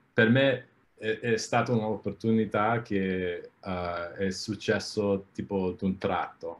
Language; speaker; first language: Italian; non-native, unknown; English